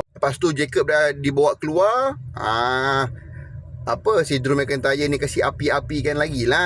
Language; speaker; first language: Malay; native; Malay